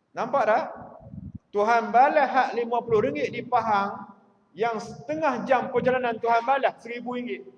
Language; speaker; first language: Malay; native; Malay